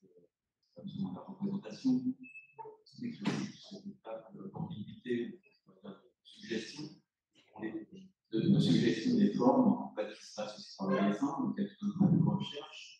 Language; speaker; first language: French; native; French